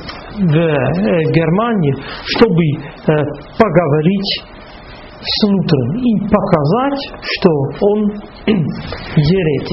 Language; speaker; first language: Russian; non-native, fluent; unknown